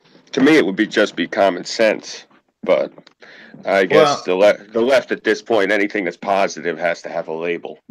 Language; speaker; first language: English; native; English